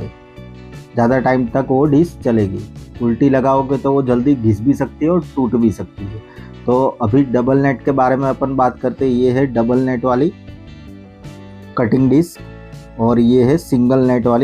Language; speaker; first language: Hindi; native; Hindi